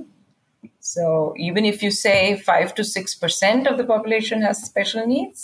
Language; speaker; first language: English; non-native, local second language; Kannada